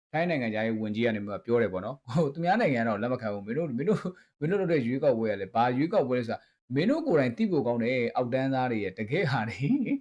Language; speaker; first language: Burmese; native; Burmese